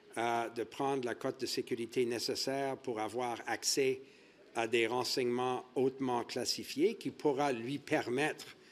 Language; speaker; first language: French; early bilingual, heritage; French